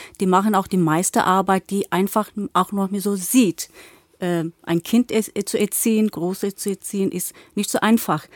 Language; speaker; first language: German; early bilingual, other home language; Turkish